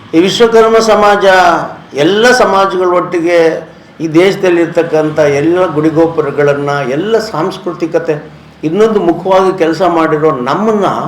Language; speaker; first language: Kannada; native; Kannada